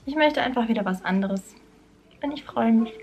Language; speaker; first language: German; native; German